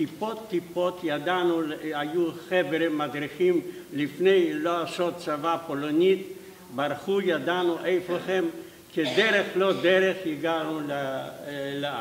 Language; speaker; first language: Hebrew; non-native, fluent; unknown